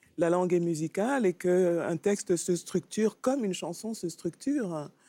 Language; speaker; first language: French; native; French